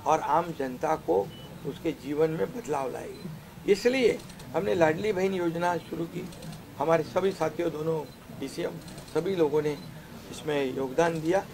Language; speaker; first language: Hindi; non-native, local second language; Marathi